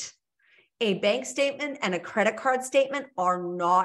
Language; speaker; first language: English; native; English